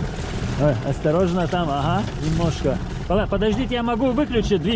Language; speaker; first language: Russian; non-native, fluent; Lithuanian